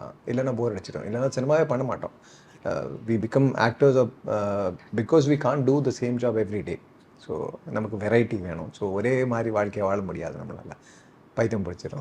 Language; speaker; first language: Tamil; non-native, local second language; Kannada